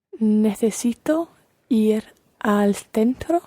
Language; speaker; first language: Spanish; non-native, learner; English